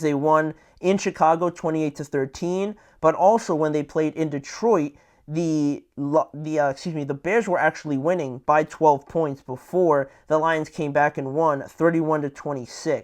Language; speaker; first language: English; native; English